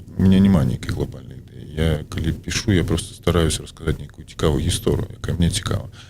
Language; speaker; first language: Belarusian; non-native, local second language; Russian